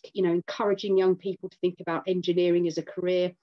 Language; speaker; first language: English; native; English